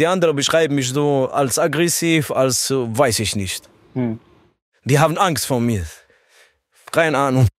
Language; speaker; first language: German; non-native, learner; French